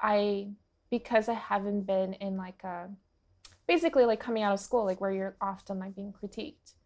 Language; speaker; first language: English; early bilingual, other home language; Portuguese